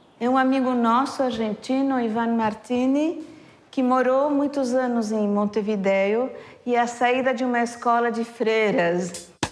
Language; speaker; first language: Portuguese; non-native, fluent; Spanish